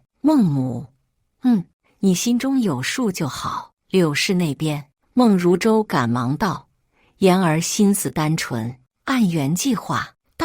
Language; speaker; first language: Chinese; native; Chinese